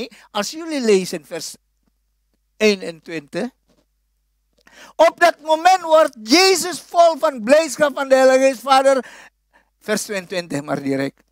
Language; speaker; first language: Dutch; non-native, fluent; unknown